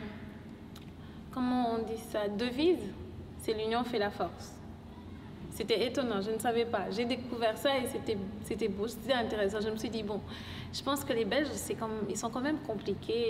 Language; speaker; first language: French; non-native, local second language; Lingala